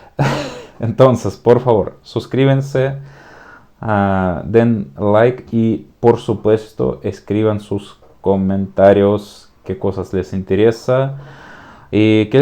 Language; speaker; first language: Spanish; non-native, fluent; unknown